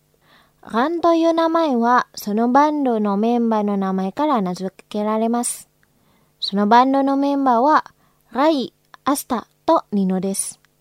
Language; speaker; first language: Japanese; non-native, fluent; Indonesian